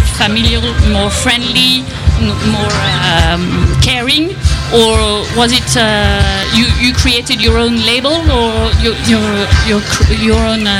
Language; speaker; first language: English; non-native, fluent; French